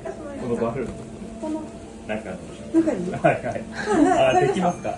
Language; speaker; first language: Japanese; non-native, learner; Korean